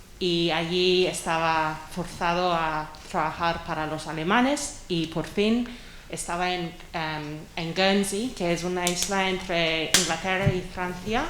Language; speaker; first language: Spanish; non-native, fluent; English